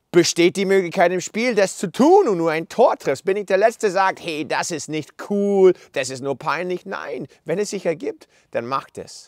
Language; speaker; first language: German; non-native, fluent; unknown